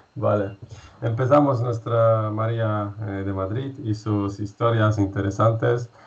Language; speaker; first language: Spanish; non-native, fluent; Polish